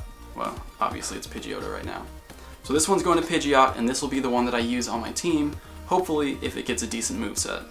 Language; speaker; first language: English; native; English